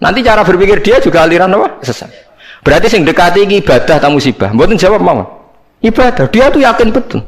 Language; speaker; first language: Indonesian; non-native, local second language; Javanese